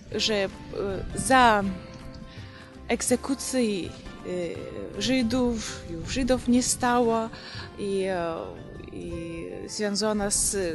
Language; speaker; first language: Polish; non-native, learner; Russian